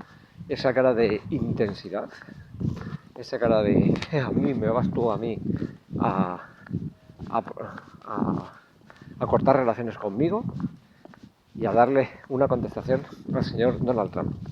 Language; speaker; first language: Spanish; native; Spanish